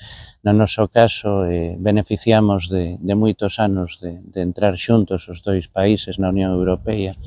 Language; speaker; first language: Galician; native; Galician